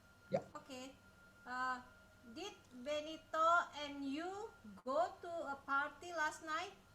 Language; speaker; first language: English; non-native, learner; Indonesian